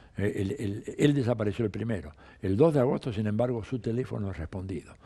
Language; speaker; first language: Spanish; early bilingual, other home language; Italian